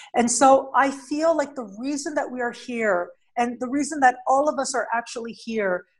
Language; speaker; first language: English; native; English